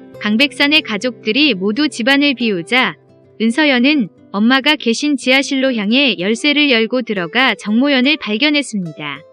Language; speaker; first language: Korean; native; Korean